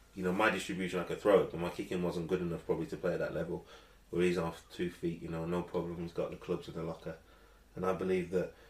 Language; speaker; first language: English; early bilingual, other home language; Yoruba